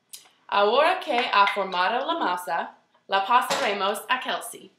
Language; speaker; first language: Spanish; non-native, learner; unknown